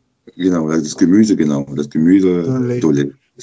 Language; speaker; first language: German; non-native, learner; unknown